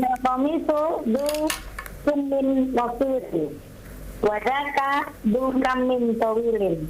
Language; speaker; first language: Arabic; non-native, learner; Indonesian